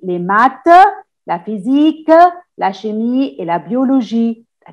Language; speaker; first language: French; non-native, fluent; Arabic